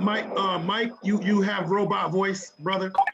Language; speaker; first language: English; native; English